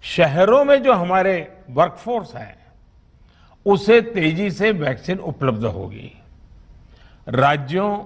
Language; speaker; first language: Hindi; non-native, local second language; Gujarati